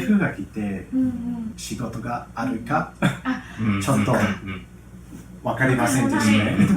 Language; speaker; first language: Japanese; non-native, fluent; English